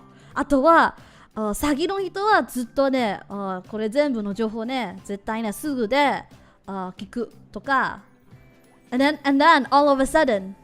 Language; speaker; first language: Japanese; non-native, learner; English